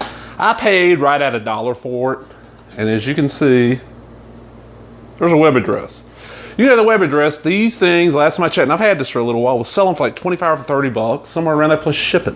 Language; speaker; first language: English; native; English